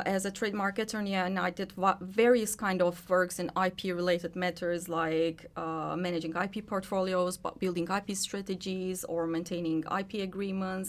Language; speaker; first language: English; non-native, fluent; Turkish